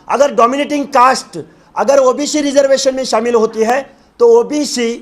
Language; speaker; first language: Hindi; non-native, local second language; Marathi